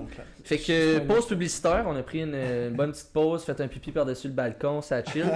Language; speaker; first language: French; native; French